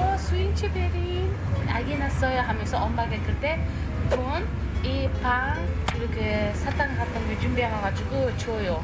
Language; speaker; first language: Korean; non-native, learner; Uzbek